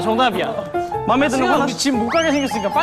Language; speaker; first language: Korean; native; Korean